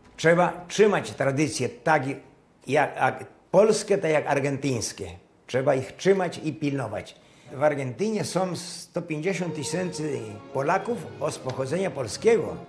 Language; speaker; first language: Polish; early bilingual, heritage; Polish